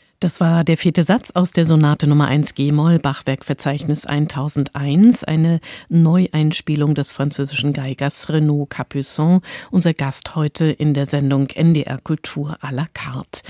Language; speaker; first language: German; native; German